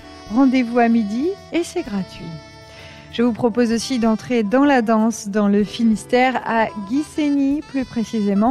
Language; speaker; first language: French; native; French